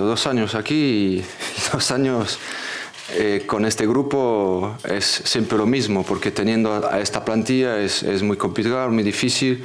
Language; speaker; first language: Spanish; non-native, fluent; French